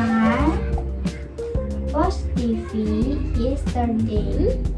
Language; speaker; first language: English; non-native, learner; Indonesian